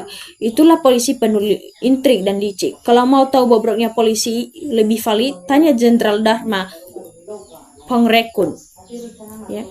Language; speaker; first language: Indonesian; native; Indonesian